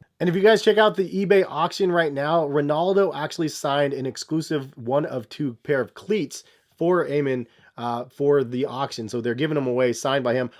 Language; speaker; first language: English; native; English